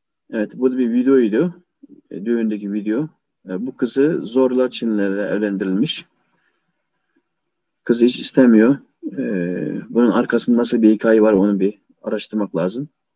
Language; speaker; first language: Turkish; non-native, fluent; Uyghur